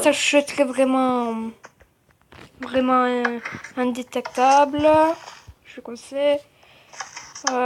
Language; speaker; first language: French; native; French